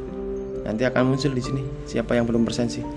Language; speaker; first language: Indonesian; native; Indonesian